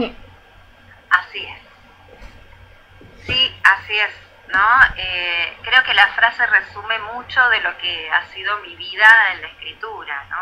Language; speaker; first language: Spanish; native; Spanish